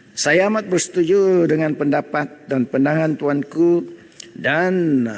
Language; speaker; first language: Malay; non-native, local second language; Central Dusun